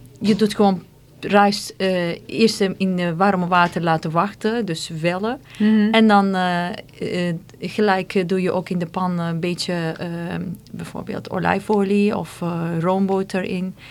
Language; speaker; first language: Dutch; non-native, fluent; Turkish